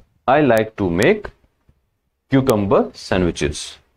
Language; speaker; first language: English; non-native, local second language; Hindi